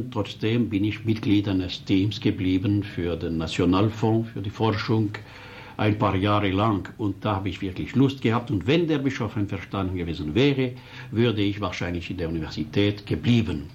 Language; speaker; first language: German; non-native, local second language; French